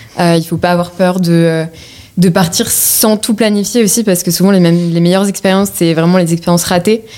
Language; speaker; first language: French; native; French